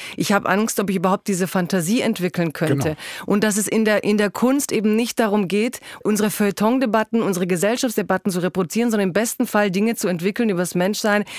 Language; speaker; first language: German; early bilingual, other home language; Croatian